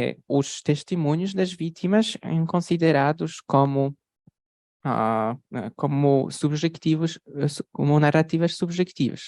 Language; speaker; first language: Portuguese; non-native, fluent; Polish